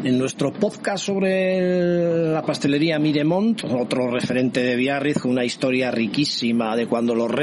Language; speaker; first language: Spanish; native; Spanish